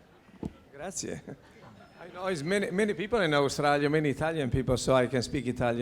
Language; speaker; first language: English; non-native, learner; Italian